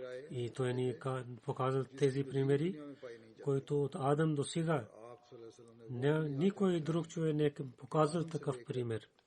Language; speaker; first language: Bulgarian; non-native, learner; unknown